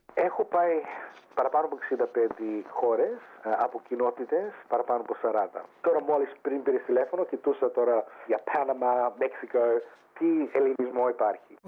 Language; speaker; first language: Greek; early bilingual, heritage; Greek